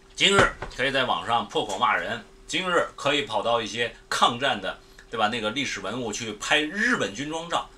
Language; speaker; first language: Chinese; native; Chinese